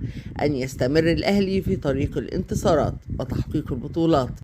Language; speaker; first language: Arabic; native; Arabic